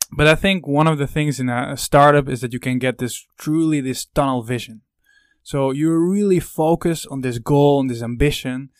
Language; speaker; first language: English; non-native, fluent; Dutch